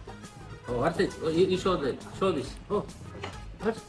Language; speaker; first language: English; non-native, learner; Tamil